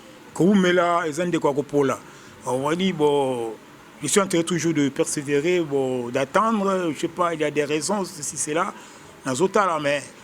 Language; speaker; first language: French; non-native, local second language; Lingala